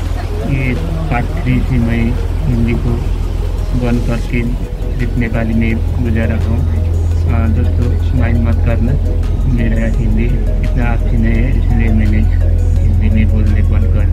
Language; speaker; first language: Hindi; non-native, learner; Nepali